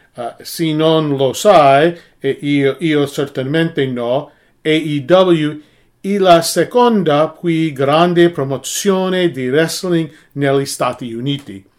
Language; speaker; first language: Italian; non-native, learner; English